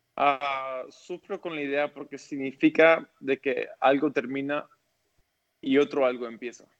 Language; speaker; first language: Spanish; early bilingual, other home language; English